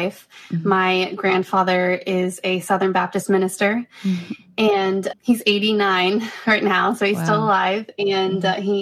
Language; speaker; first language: English; native; English